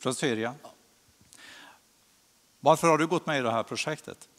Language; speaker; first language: Swedish; native; Swedish